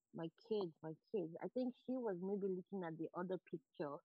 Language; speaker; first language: English; non-native, local second language; Igbo